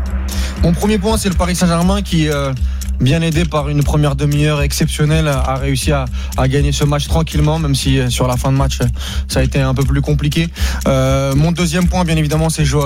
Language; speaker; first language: French; native; French